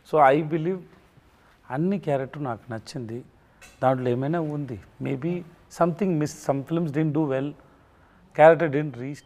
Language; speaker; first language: Telugu; non-native, learner; Tamil